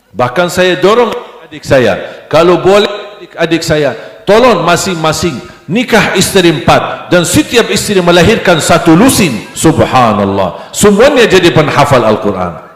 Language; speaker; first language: Indonesian; non-native, fluent; Arabic